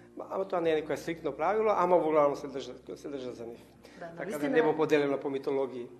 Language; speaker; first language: Macedonian; native; Macedonian